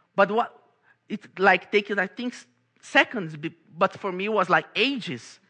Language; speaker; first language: English; non-native, fluent; Portuguese